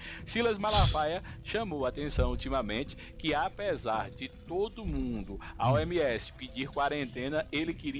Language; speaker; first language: Portuguese; native; Portuguese